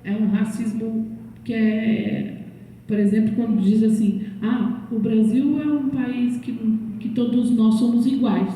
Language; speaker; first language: Portuguese; native; Portuguese